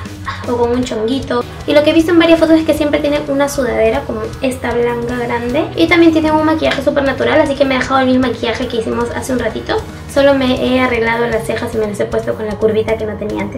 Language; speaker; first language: Spanish; native; Spanish